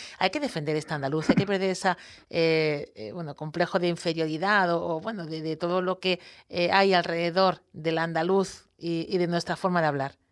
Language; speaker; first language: Spanish; native; Spanish